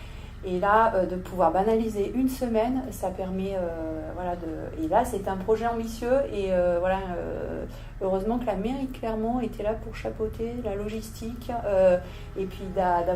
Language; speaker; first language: French; native; French